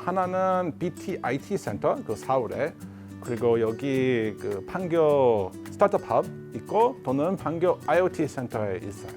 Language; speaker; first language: Korean; non-native, learner; English